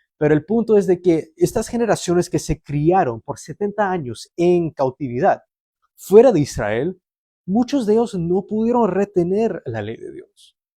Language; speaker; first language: Spanish; early bilingual, heritage; Spanish